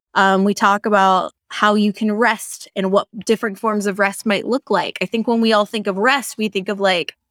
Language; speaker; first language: English; native; English